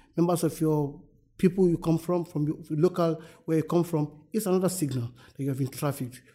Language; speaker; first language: English; non-native, local second language; Yoruba